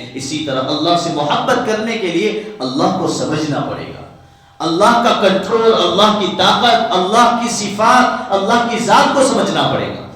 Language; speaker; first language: Urdu; non-native, local second language; Gujarati